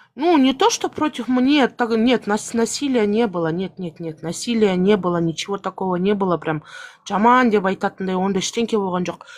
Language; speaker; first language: Russian; non-native, local second language; Kazakh